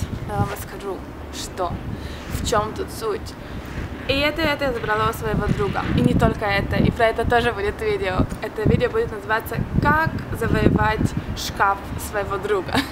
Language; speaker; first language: Russian; early bilingual, heritage; Russian